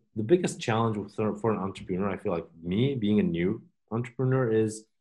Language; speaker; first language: English; non-native, fluent; Turkish